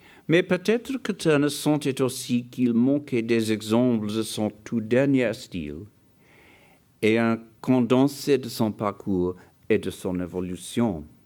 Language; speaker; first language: French; non-native, fluent; English